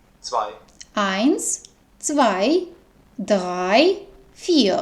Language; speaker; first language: German; non-native, fluent; Ukrainian